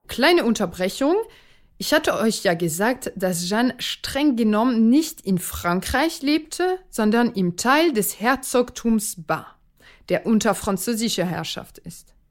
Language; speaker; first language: German; non-native, fluent; French